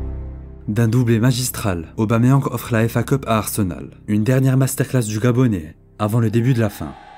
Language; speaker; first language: French; native; French